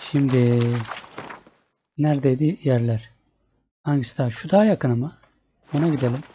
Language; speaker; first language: Turkish; native; Turkish